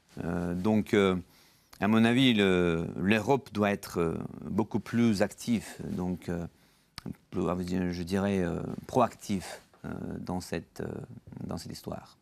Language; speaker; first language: French; non-native, fluent; Georgian